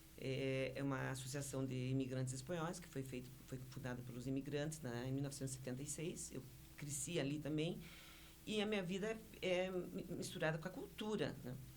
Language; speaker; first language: Portuguese; early bilingual, other home language; Spanish